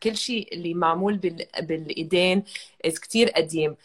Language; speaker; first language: Arabic; early bilingual, heritage; Arabic